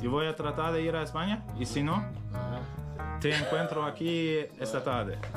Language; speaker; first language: Spanish; non-native, learner; German